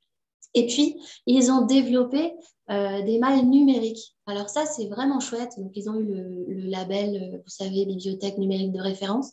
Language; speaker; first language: French; native; French